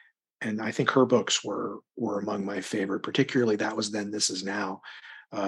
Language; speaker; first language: English; native; English